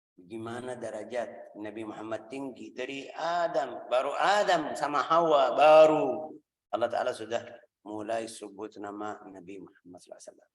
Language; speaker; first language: Indonesian; non-native, fluent; Arabic